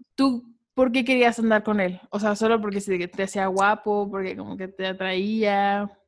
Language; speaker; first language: Spanish; native; Spanish